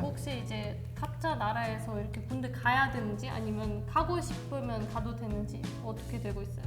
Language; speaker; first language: Korean; non-native, fluent; German